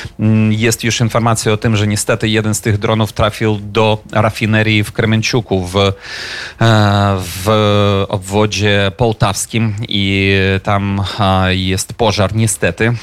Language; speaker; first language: Polish; non-native, fluent; Ukrainian